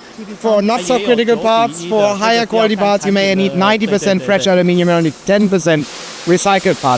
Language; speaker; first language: English; non-native, fluent; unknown